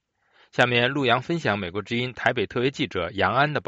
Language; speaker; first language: Chinese; native; Chinese